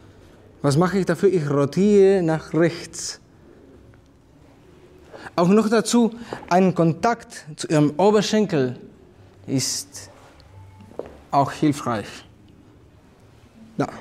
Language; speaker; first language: German; non-native, fluent; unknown